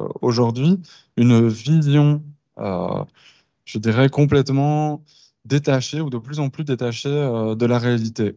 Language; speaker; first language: French; native; French